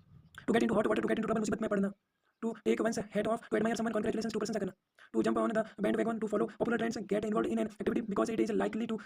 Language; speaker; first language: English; non-native, local second language; Hindi